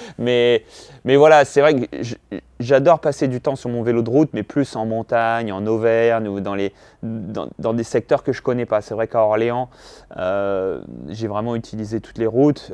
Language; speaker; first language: French; native; French